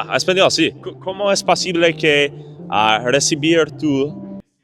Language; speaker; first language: Spanish; non-native, learner; English